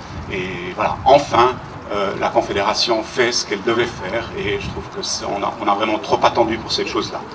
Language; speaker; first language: French; native; French